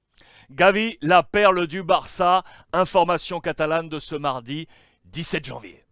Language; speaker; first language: French; native; French